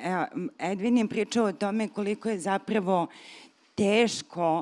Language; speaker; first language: Serbian; native; Serbian